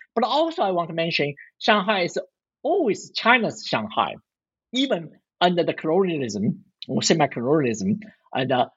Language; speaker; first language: English; non-native, fluent; Chinese